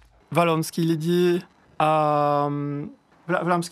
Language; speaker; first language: Czech; non-native, fluent; French